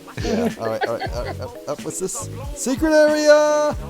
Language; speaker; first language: English; native; English